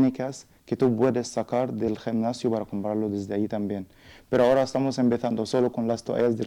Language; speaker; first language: Spanish; non-native, learner; Arabic